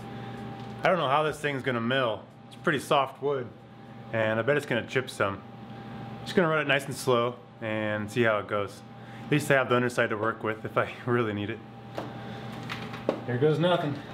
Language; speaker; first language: English; native; English